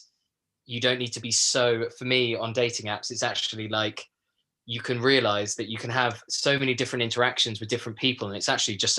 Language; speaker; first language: English; native; English